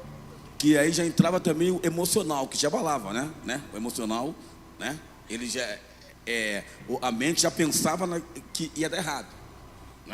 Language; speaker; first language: Portuguese; native; Portuguese